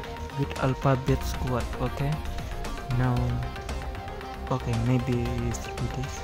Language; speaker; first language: English; non-native, learner; Indonesian